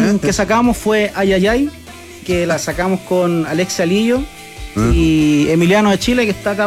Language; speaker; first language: Spanish; native; Spanish